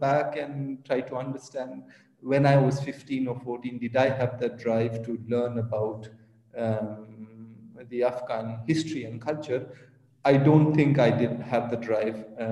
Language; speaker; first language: English; non-native, local second language; Pashto